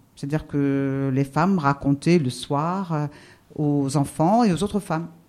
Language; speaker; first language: French; non-native, local second language; Arabic